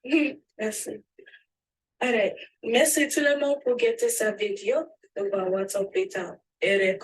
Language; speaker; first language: French; non-native, learner; English